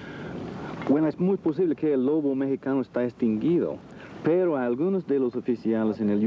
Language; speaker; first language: Spanish; non-native, learner; English